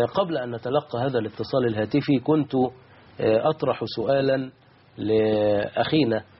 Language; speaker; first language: Arabic; native; Arabic